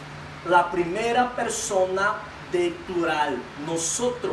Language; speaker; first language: Spanish; non-native, fluent; Portuguese